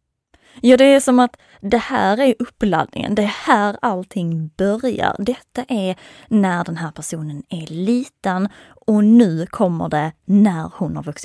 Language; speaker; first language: Swedish; native; Swedish